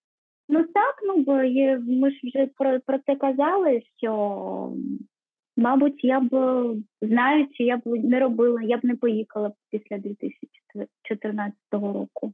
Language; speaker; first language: Ukrainian; native; Ukrainian